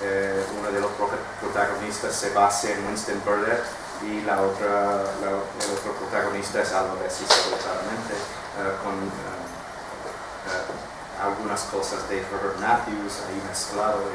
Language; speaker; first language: Spanish; non-native, fluent; English